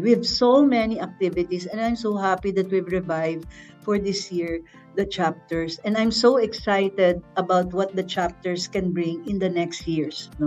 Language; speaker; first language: English; non-native, local second language; Filipino